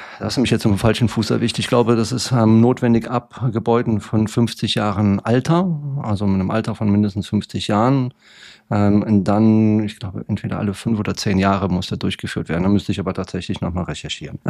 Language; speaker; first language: German; native; German